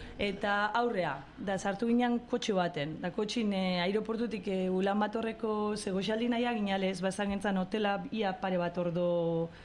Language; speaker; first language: Basque; native; Basque